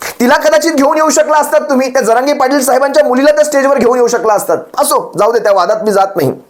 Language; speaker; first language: Marathi; native; Marathi